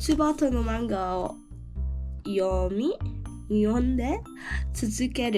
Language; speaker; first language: Japanese; non-native, learner; English